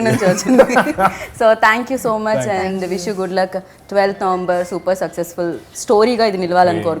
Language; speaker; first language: Telugu; native; Telugu